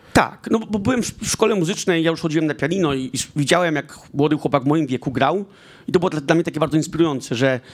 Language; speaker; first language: Polish; early bilingual, heritage; Polish